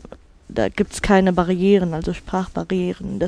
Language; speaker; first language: German; non-native, fluent; Arabic